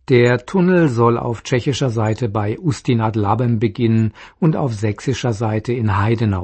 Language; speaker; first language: German; native; German